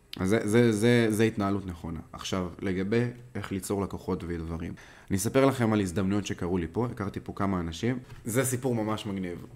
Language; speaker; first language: Hebrew; native; Hebrew